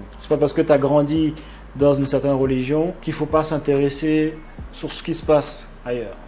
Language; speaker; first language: French; native; French